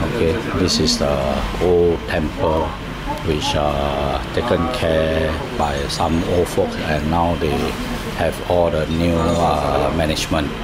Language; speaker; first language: English; non-native, local second language; Chinese